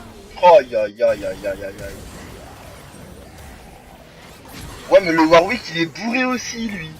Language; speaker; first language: French; native; French